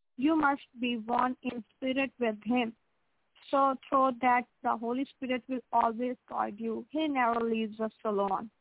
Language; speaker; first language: English; non-native, local second language; Punjabi